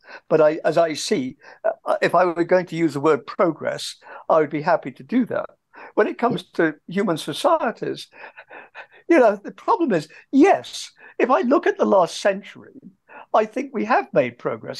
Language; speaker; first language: English; native; English